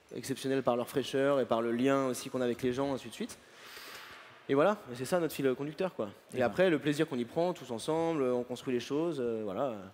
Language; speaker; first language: French; native; French